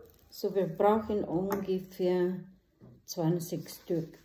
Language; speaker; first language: German; non-native, learner; Filipino